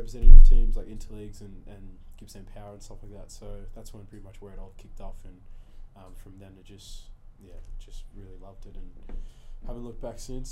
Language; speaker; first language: English; early bilingual, other home language; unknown